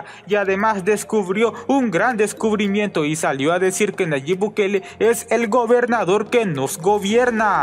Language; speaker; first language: Spanish; native; Spanish